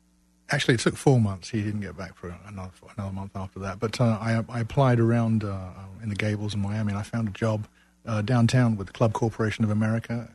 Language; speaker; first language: English; native; English